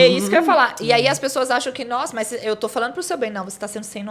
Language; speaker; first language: Portuguese; native; Portuguese